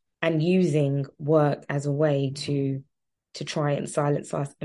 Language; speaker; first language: English; native; English